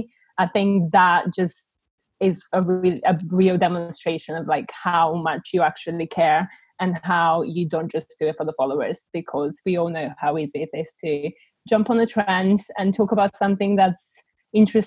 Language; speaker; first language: English; non-native, fluent; Bulgarian